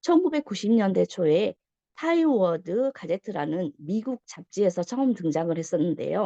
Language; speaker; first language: Korean; native; Korean